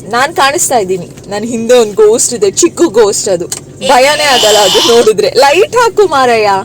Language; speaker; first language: Kannada; native; Kannada